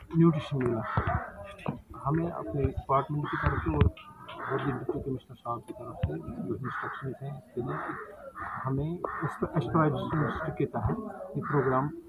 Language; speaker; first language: Hindi; non-native, local second language; Kashmiri